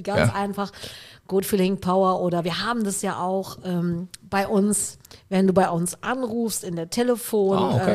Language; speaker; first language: German; native; German